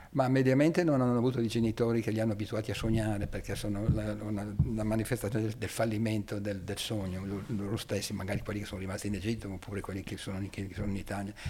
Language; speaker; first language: Italian; native; Italian